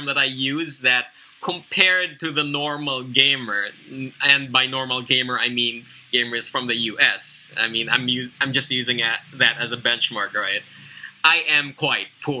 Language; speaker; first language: English; non-native, local second language; Filipino